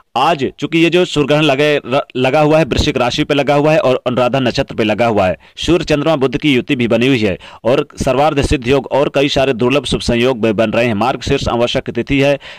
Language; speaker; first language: Hindi; native; Hindi